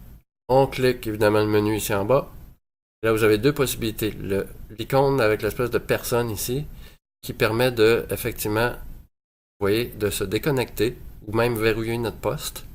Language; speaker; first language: French; native; French